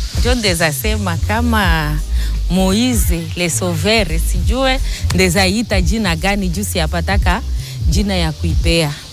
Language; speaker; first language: Swahili; native; Swahili